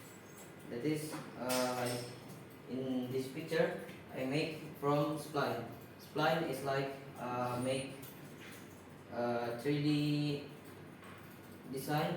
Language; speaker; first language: English; non-native, learner; Indonesian